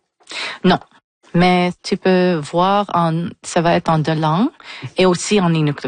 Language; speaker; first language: French; non-native, local second language; English